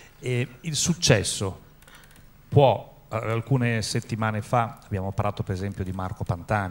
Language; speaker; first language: Italian; native; Italian